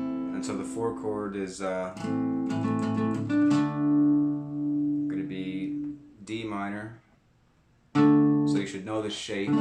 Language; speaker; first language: English; native; English